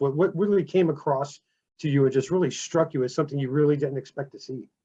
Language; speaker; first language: English; native; English